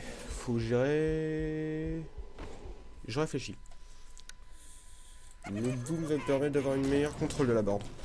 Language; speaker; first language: French; native; French